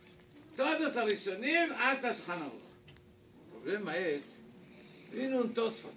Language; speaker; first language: Spanish; non-native, learner; Hebrew